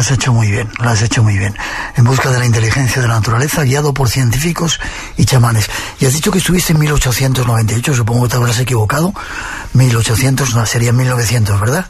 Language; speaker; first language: Spanish; native; Spanish